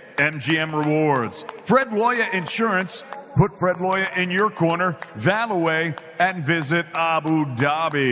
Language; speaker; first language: English; native; English